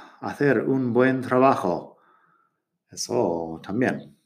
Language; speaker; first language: Spanish; non-native, fluent; English